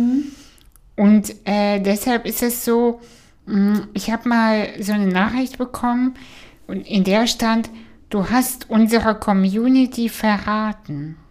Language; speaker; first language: German; early bilingual, other home language; Russian